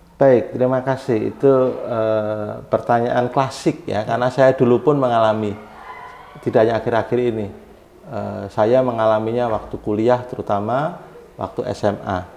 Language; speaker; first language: Indonesian; native; Indonesian